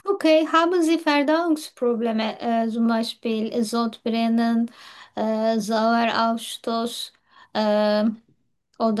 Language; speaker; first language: German; non-native, learner; Turkish